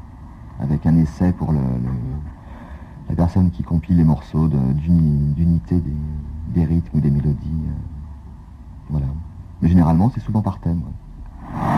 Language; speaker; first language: French; native; French